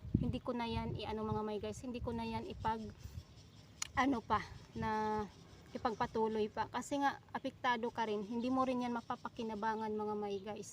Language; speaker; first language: Filipino; non-native, local second language; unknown